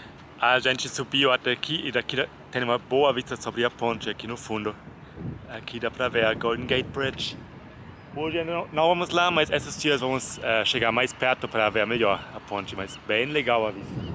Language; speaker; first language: Portuguese; non-native, fluent; German